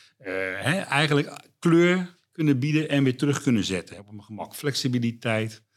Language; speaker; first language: Dutch; native; Dutch